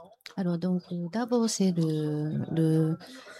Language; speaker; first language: French; non-native, learner; Japanese